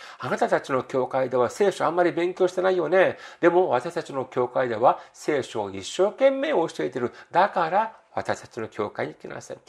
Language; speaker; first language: Japanese; non-native, fluent; Korean